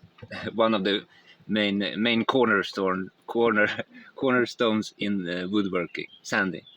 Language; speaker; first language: English; non-native, fluent; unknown